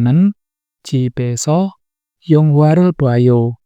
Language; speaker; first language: Korean; non-native, fluent; Indonesian